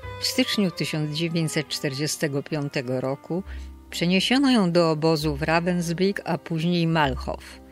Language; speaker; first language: Polish; native; Polish